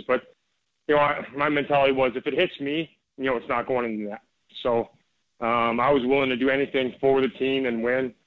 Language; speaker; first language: English; native; English